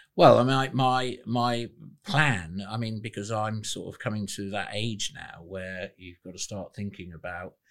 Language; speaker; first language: English; native; English